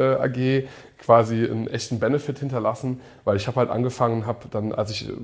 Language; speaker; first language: German; early bilingual, other home language; English